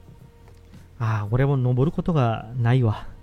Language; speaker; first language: Japanese; non-native, fluent; Indonesian